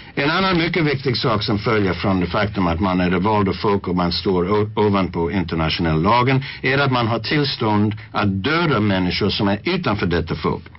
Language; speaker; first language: Swedish; non-native, fluent; English